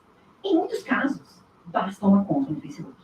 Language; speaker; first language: Portuguese; native; Portuguese